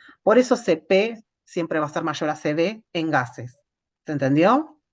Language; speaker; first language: Spanish; native; Spanish